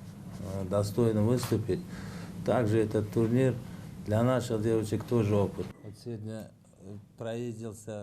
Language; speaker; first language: Russian; non-native, learner; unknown